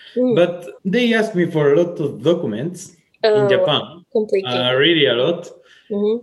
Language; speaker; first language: English; non-native, fluent; Spanish